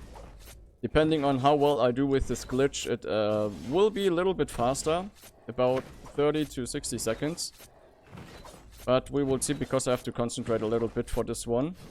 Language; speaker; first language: English; non-native, fluent; German